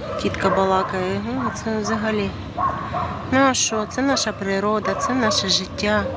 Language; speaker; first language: Ukrainian; non-native, local second language; Russian